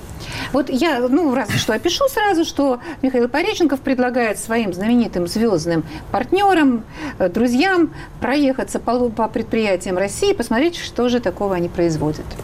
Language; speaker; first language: Russian; native; Russian